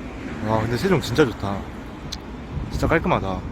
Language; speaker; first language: Korean; native; Korean